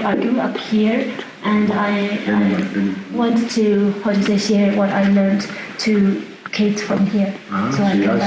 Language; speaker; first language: English; non-native, fluent; Tibetan